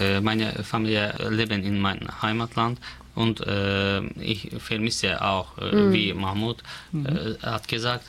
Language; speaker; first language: German; non-native, learner; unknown